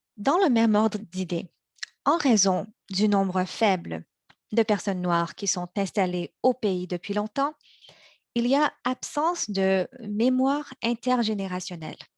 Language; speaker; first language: French; early bilingual, other home language; Chinese